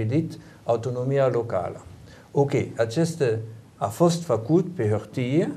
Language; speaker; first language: Romanian; non-native, learner; German